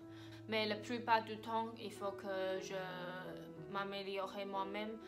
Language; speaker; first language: French; non-native, fluent; Chinese